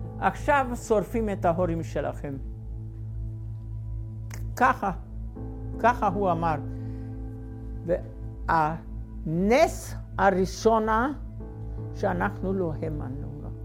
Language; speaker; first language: Hebrew; non-native, fluent; Hungarian